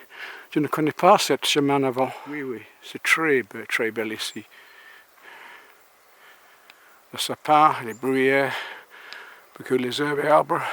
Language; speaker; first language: French; non-native, learner; English